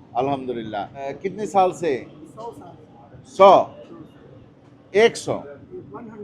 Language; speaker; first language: Hindi; non-native, learner; Bangla